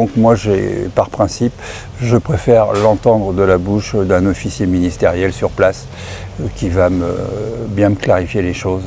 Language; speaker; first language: French; native; French